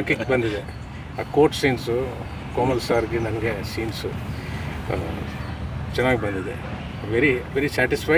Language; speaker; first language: Kannada; non-native, learner; Telugu